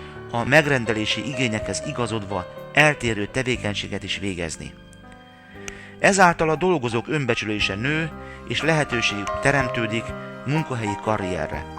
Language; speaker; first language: Hungarian; native; Hungarian